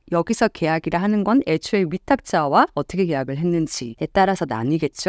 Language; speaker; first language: Korean; native; Korean